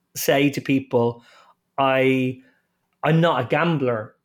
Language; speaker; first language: English; native; English